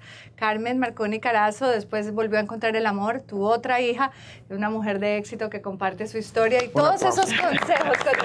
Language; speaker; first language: Spanish; native; Spanish